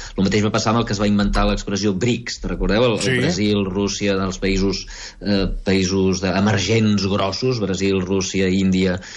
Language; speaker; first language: Catalan; native; Catalan